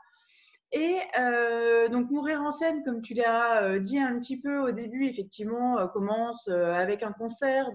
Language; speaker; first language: French; native; French